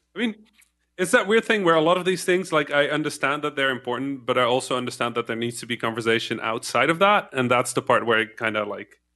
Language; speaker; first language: English; non-native, fluent; Dutch